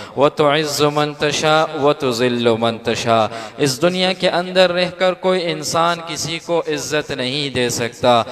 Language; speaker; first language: Urdu; native; Urdu